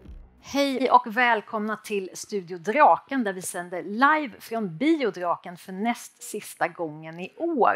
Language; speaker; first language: Swedish; native; Swedish